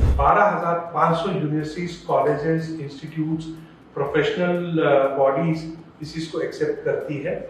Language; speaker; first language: Hindi; non-native, local second language; Gujarati